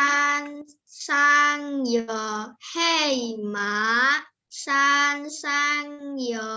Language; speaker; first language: Chinese; non-native, learner; Indonesian